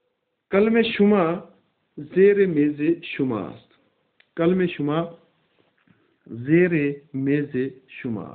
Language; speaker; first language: Persian; non-native, fluent; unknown